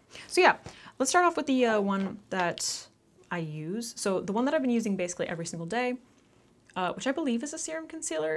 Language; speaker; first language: English; native; English